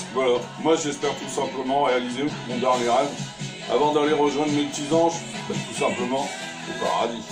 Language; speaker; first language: French; native; French